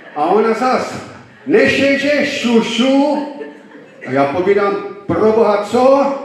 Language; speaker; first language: Czech; native; Czech